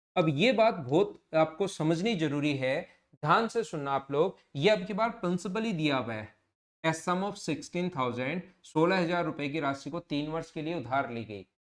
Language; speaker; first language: Hindi; native; Hindi